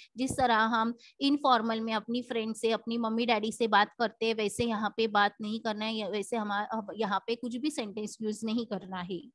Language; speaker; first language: Hindi; non-native, local second language; Marathi